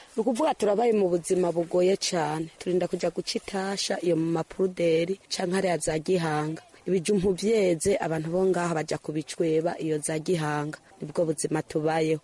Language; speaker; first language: Rundi; early bilingual, heritage; Rundi